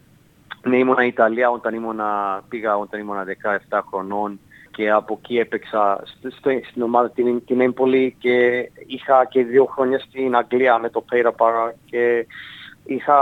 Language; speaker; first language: Greek; early bilingual, heritage; Greek